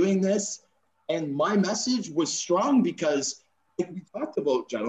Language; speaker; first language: English; native; English